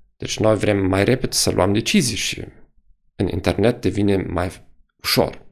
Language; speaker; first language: Romanian; non-native, fluent; German